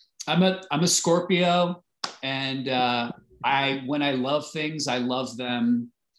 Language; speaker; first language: English; native; English